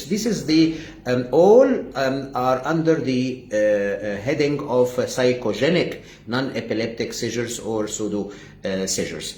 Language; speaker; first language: English; non-native, fluent; Arabic